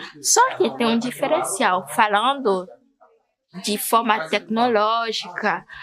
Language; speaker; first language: Portuguese; non-native, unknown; Fon